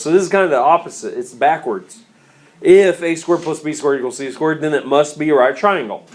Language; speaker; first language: English; native; English